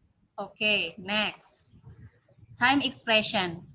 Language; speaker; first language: English; non-native, learner; Indonesian